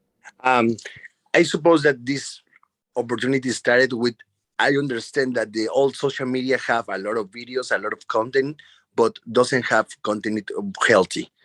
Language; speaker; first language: English; non-native, learner; Spanish